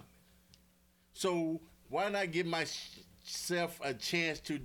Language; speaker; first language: English; native; English